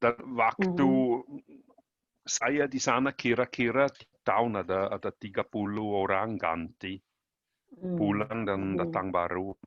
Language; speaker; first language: Indonesian; non-native, learner; German